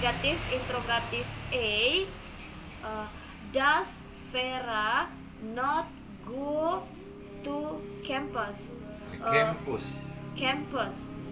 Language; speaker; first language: English; non-native, learner; Indonesian